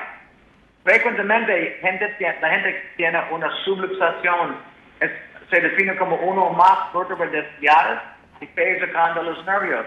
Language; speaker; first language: Spanish; non-native, learner; English